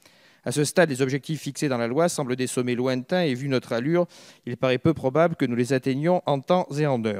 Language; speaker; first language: French; native; French